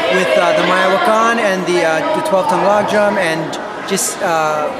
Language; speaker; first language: English; native; English